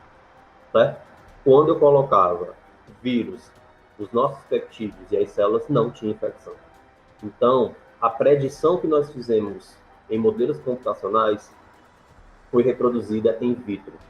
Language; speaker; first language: Portuguese; native; Portuguese